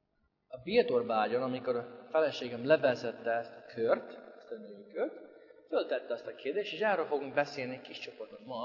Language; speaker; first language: Hungarian; non-native, fluent; English